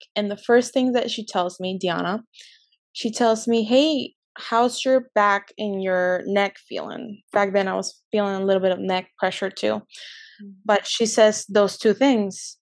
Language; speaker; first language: English; early bilingual, other home language; Spanish